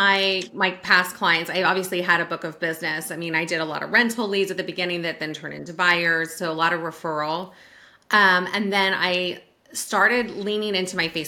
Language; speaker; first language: English; native; English